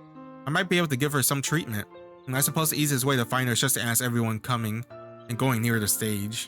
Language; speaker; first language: English; native; English